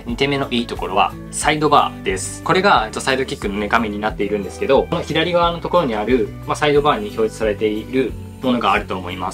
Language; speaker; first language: Japanese; native; Japanese